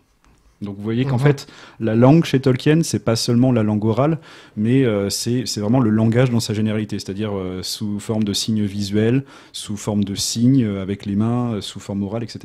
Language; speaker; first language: French; native; French